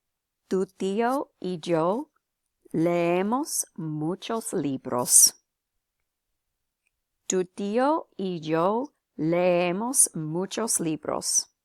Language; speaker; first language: Spanish; non-native, fluent; English